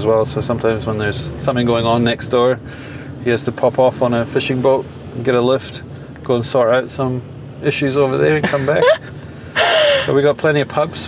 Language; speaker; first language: English; native; English